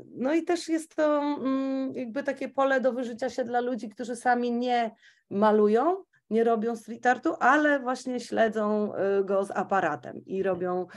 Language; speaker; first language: Polish; native; Polish